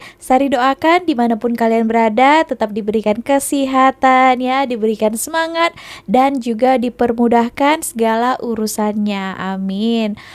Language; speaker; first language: Indonesian; native; Indonesian